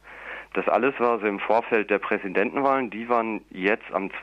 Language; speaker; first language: German; native; German